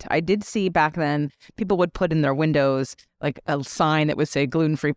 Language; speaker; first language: English; native; English